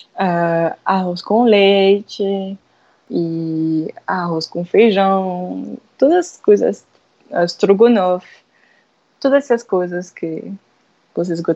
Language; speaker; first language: Portuguese; non-native, fluent; French